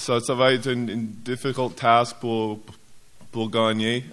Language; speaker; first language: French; non-native, learner; English